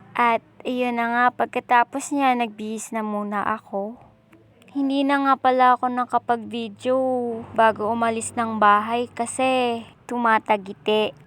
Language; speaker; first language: Filipino; non-native, local second language; Bikol